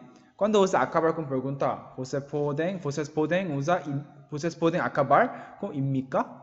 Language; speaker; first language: Portuguese; non-native, learner; Korean